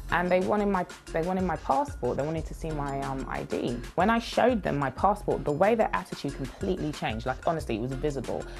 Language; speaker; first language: English; native; English